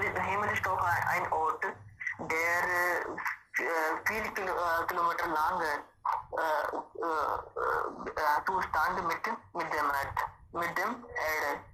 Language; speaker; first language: German; non-native, learner; Hindi